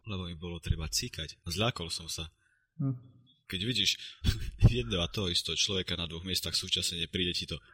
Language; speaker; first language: Slovak; native; Slovak